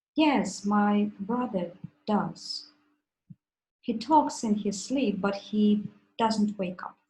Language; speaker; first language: English; non-native, fluent; Russian